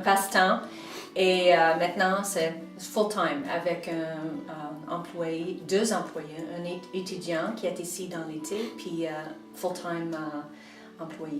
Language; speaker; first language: French; non-native, local second language; English